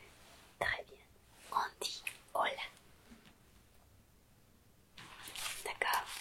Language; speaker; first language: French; non-native, fluent; Spanish